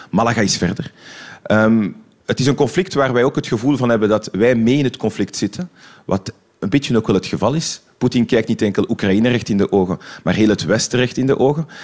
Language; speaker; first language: Dutch; native; Dutch